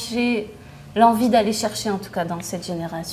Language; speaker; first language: French; non-native, local second language; Arabic